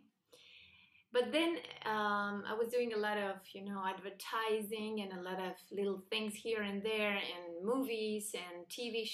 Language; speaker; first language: English; non-native, fluent; Spanish